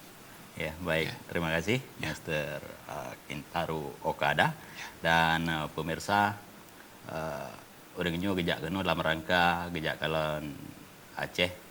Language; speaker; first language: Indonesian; non-native, local second language; Achinese